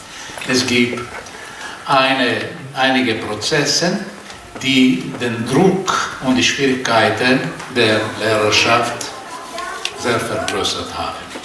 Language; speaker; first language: German; non-native, fluent; Portuguese